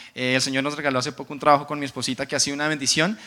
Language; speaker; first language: Spanish; native; Spanish